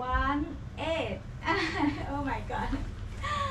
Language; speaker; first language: English; non-native, learner; Thai